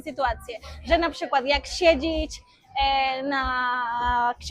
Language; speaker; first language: Polish; non-native, fluent; Spanish